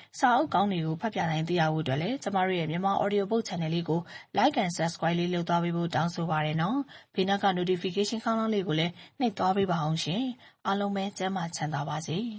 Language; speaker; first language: Burmese; native; Burmese